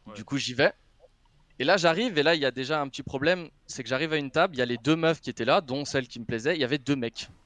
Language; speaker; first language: French; native; French